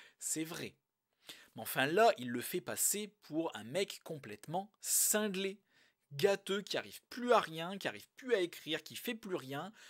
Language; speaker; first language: French; native; French